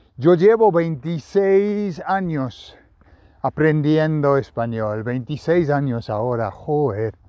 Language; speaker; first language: Spanish; non-native, fluent; English